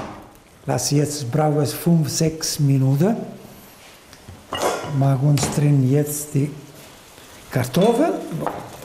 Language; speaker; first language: German; non-native, learner; Italian